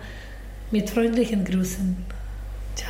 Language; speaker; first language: German; non-native, learner; Ukrainian